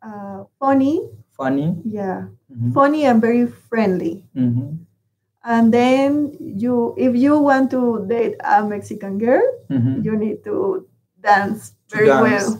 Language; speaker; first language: English; non-native, learner; Spanish